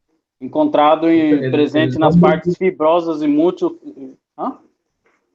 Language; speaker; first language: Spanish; non-native, learner; Portuguese